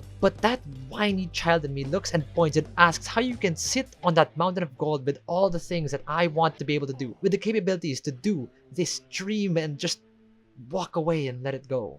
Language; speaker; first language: English; native; English